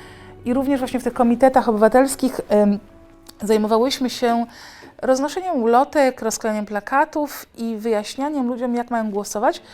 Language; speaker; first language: Polish; native; Polish